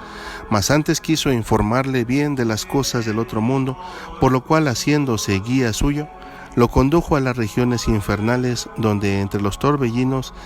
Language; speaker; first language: Spanish; native; Spanish